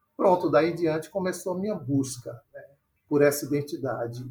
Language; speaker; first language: Portuguese; native; Portuguese